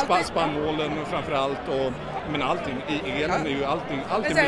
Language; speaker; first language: Swedish; native; Swedish